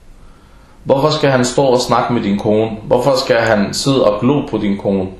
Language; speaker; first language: Danish; early bilingual, other home language; Arabic